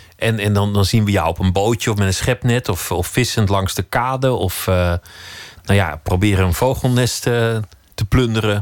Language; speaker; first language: Dutch; native; Dutch